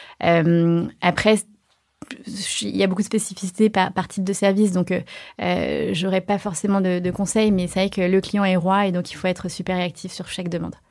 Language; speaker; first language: French; early bilingual, other home language; Chinese